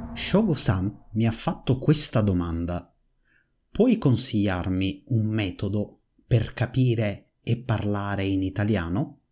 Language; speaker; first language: Italian; native; Italian